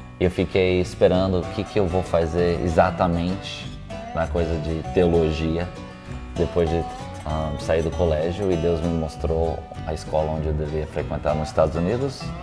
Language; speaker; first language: Portuguese; non-native, local second language; English